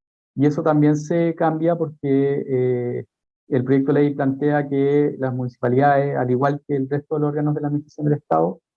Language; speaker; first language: Spanish; native; Spanish